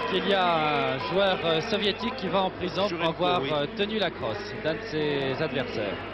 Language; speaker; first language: French; native; French